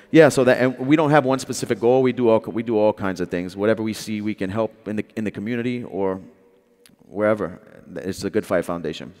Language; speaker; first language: English; native; English